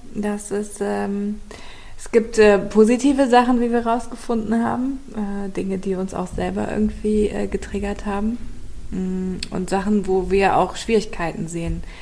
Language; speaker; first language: German; native; German